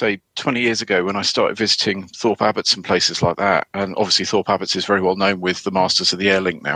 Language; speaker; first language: English; native; English